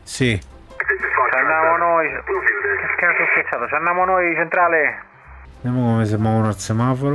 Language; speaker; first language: Italian; native; Italian